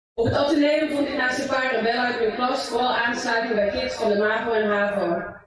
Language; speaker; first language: Dutch; early bilingual, other home language; English